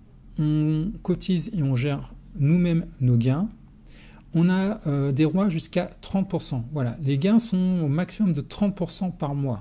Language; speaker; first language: French; native; French